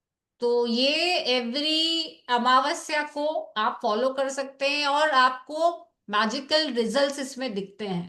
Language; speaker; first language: Hindi; native; Hindi